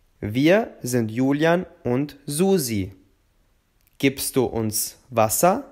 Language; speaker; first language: German; non-native, fluent; Albanian